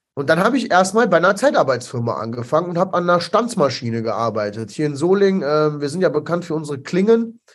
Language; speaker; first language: German; early bilingual, other home language; Italian